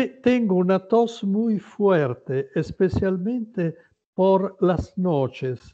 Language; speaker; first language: Spanish; non-native, learner; Italian